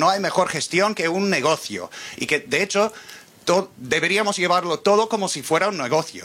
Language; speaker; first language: Spanish; non-native, fluent; English